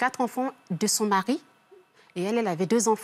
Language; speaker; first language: French; early bilingual, other home language; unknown